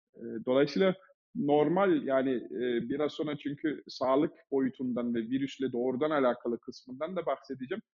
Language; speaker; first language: Turkish; early bilingual, heritage; Turkish